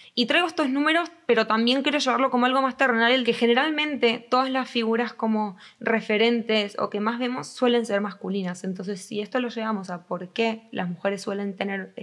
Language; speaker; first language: Spanish; native; Spanish